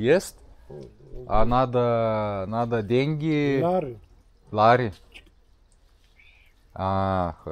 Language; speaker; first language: Russian; non-native, learner; Lithuanian